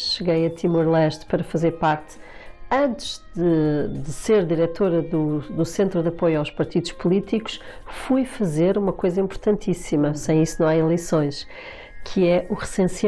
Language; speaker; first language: Portuguese; native; Portuguese